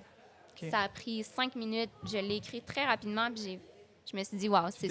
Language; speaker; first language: French; native; French